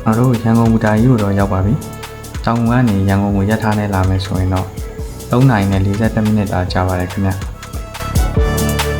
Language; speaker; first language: Burmese; native; Burmese